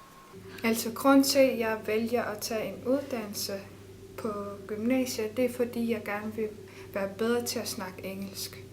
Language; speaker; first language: Danish; non-native, local second language; Kalaallisut